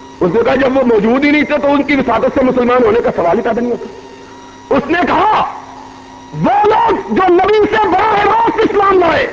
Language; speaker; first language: Urdu; non-native, local second language; Punjabi